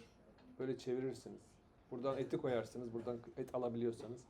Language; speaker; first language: Turkish; native; Turkish